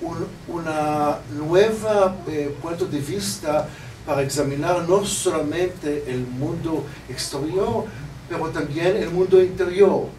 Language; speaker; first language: Spanish; non-native, learner; Hebrew